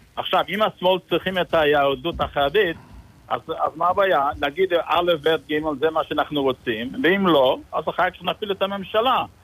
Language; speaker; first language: Hebrew; non-native, fluent; English